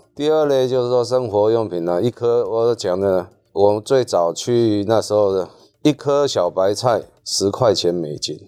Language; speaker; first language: Chinese; native; Chinese